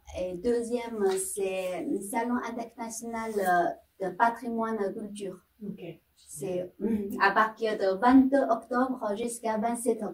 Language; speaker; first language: French; non-native, fluent; Chinese